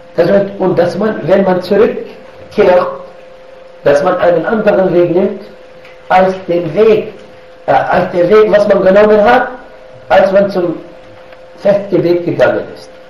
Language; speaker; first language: German; non-native, fluent; Arabic